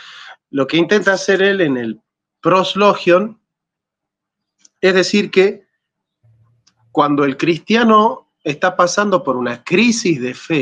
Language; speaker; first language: Spanish; native; Spanish